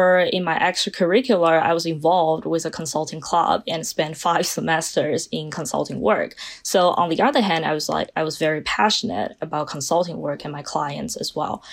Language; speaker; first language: English; non-native, fluent; Chinese